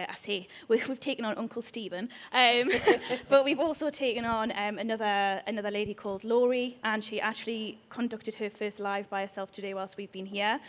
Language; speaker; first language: English; native; English